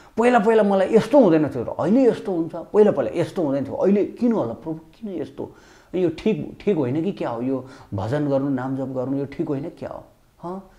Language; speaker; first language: Nepali; native; Nepali